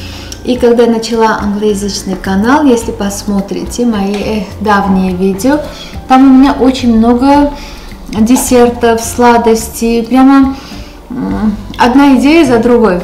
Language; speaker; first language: Russian; non-native, fluent; Armenian